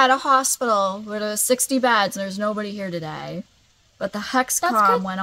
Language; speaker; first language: English; native; English